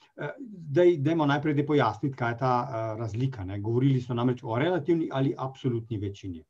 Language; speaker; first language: Slovenian; native; Slovenian